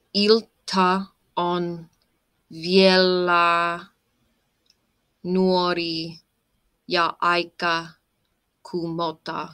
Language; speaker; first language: Finnish; non-native, learner; English